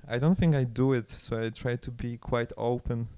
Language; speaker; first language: English; non-native, fluent; Polish